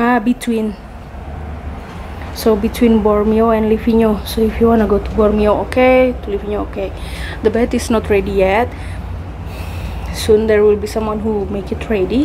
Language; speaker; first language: English; non-native, fluent; Indonesian